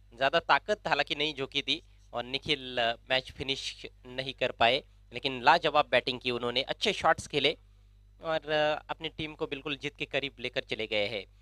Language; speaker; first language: Hindi; non-native, local second language; Marathi